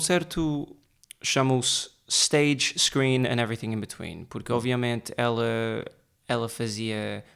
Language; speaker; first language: Portuguese; early bilingual, heritage; Portuguese